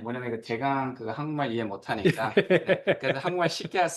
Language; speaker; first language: Korean; non-native, learner; English